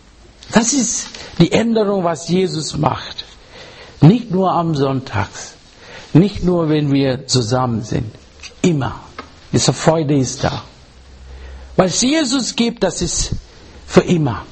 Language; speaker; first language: German; non-native, learner; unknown